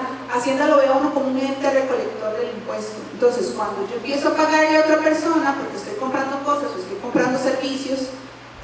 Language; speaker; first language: Spanish; native; Spanish